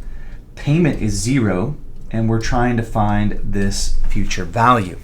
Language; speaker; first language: English; native; English